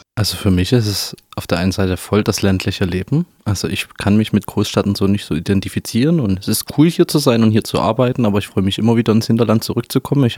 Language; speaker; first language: German; native; German